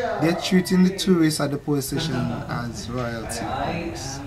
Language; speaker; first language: English; non-native, fluent; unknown